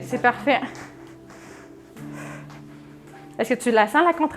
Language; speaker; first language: French; native; French